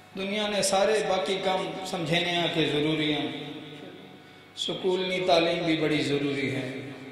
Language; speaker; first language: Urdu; non-native, local second language; Punjabi